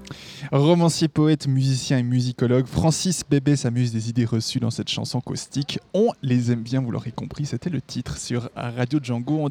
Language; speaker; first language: French; native; French